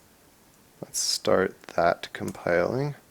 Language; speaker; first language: English; native; English